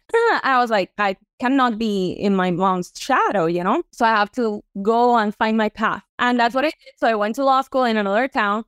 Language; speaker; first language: English; non-native, fluent; Spanish